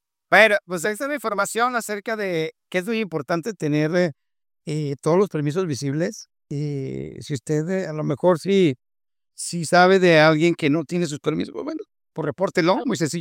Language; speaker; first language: Spanish; native; Spanish